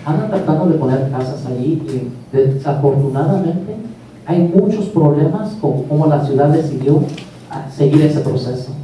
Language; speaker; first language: Spanish; early bilingual, heritage; Spanish